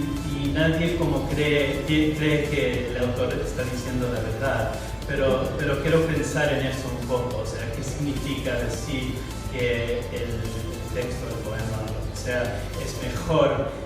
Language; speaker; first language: Spanish; non-native, fluent; English